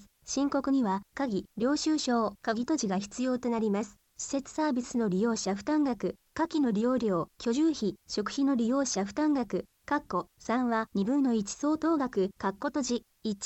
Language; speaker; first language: Japanese; native; Japanese